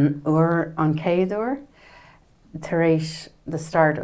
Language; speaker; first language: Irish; non-native, learner; English